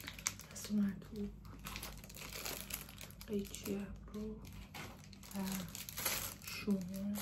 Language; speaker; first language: Persian; native; Persian